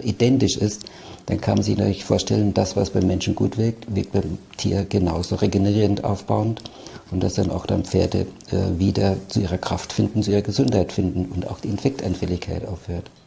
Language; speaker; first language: German; native; German